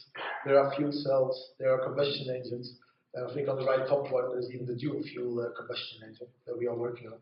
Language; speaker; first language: English; non-native, fluent; Dutch